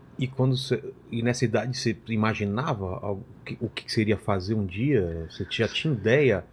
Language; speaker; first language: Portuguese; native; Portuguese